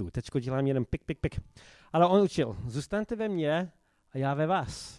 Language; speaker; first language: Czech; non-native, fluent; English